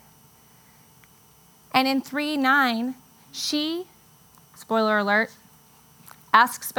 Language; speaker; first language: English; native; English